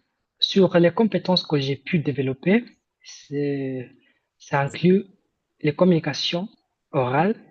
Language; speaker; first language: French; non-native, fluent; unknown